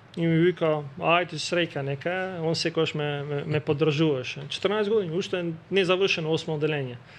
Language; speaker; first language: Macedonian; non-native, local second language; Albanian